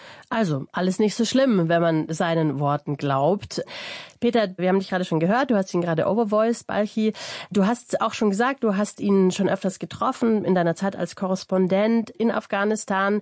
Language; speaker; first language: German; native; German